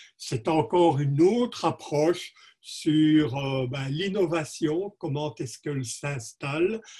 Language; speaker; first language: French; native; French